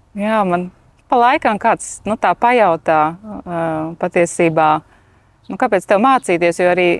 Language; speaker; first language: Latvian; native; Latvian